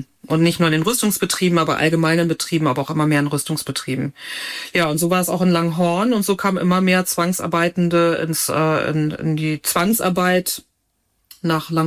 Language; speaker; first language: German; native; German